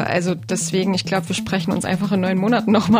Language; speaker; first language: German; native; German